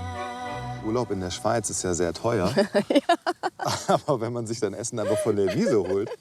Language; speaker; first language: German; native; German